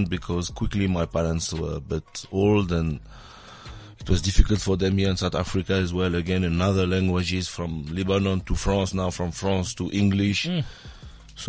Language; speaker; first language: English; non-native, fluent; French